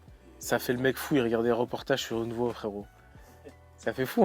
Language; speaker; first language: French; native; French